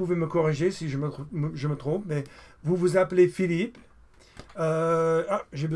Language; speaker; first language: French; non-native, fluent; English